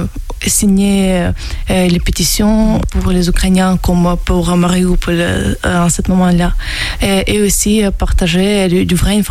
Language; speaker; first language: French; non-native, fluent; Ukrainian